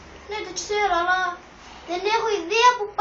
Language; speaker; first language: Greek; native; Greek